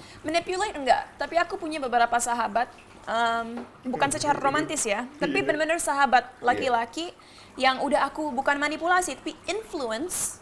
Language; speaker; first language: Indonesian; early bilingual, heritage; Indonesian